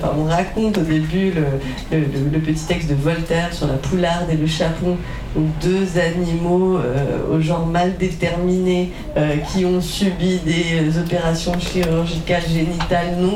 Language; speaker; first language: French; native; French